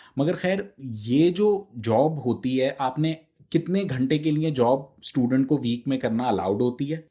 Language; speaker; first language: Urdu; native; Urdu